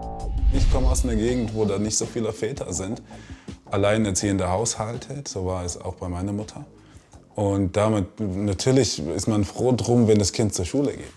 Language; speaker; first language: German; non-native, fluent; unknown